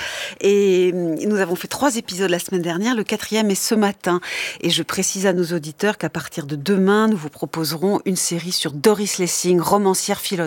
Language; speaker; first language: French; native; French